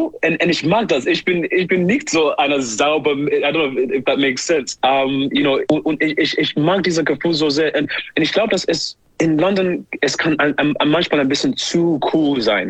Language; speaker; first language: German; non-native, learner; English